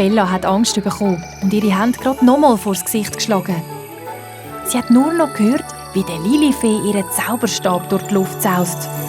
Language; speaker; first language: German; native; German